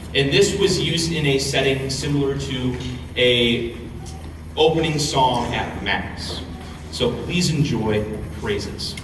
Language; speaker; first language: English; native; English